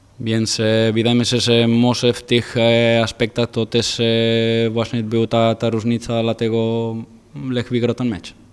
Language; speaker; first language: Polish; non-native, fluent; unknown